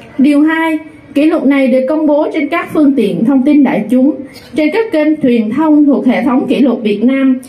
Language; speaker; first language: Vietnamese; native; Vietnamese